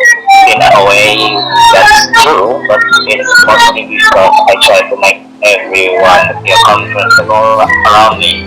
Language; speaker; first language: English; non-native, learner; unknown